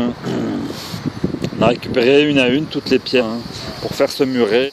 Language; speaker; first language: French; native; French